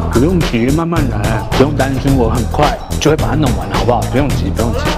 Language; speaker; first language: Chinese; native; Chinese